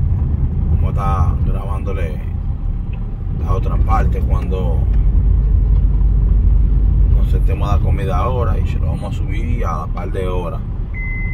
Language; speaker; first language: Spanish; native; Spanish